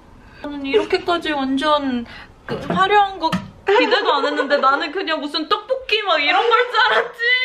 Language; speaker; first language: Korean; early bilingual, heritage; Korean